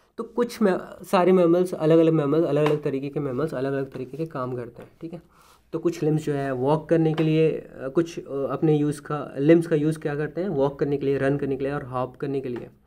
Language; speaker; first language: Hindi; native; Hindi